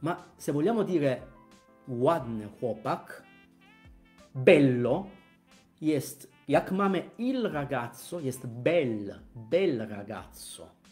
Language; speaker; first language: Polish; non-native, fluent; Italian